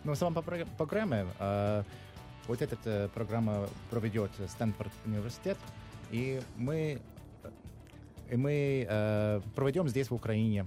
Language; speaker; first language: Russian; non-native, learner; English